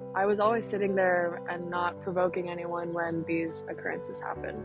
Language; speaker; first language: English; native; English